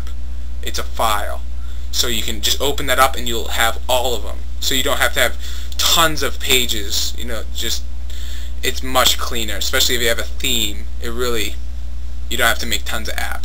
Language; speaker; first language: English; native; English